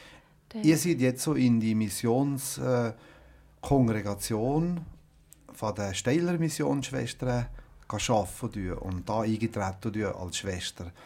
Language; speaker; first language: German; native; German